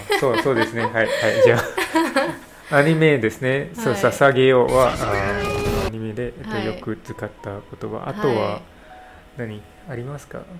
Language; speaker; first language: Japanese; non-native, learner; English